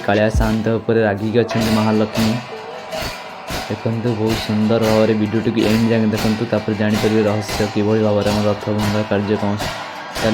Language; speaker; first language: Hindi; non-native, local second language; Odia